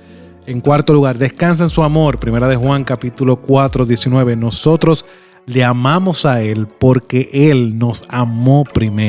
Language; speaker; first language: Spanish; native; Spanish